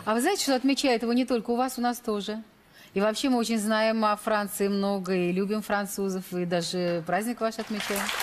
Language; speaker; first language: Russian; native; Russian